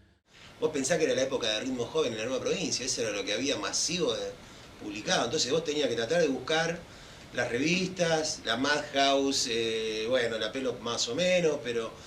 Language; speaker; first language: Spanish; native; Spanish